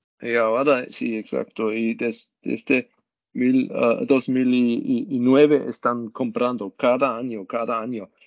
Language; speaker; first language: Spanish; non-native, learner; German